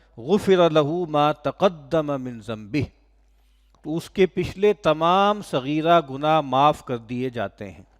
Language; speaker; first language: Urdu; non-native, local second language; Punjabi